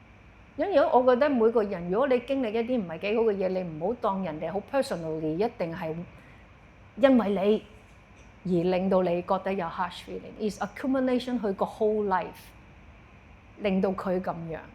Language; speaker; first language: Cantonese; native; Cantonese